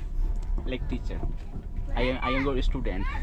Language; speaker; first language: English; non-native, learner; Hindi